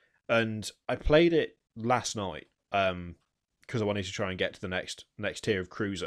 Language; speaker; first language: English; native; English